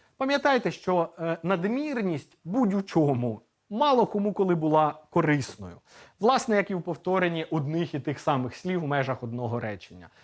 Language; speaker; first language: Ukrainian; native; Ukrainian